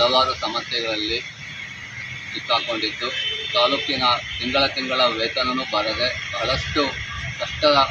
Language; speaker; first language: Kannada; native; Kannada